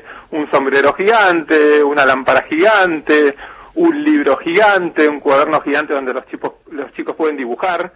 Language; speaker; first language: Spanish; native; Spanish